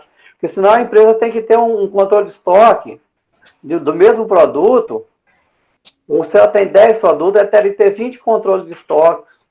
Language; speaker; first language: Portuguese; native; Portuguese